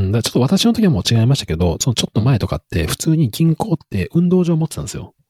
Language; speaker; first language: Japanese; native; Japanese